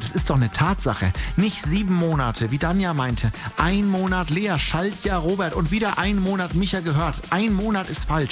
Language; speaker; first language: German; native; German